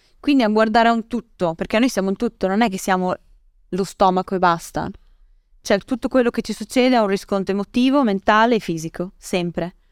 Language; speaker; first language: Italian; early bilingual, other home language; English